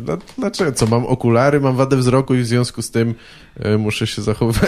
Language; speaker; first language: Polish; native; Polish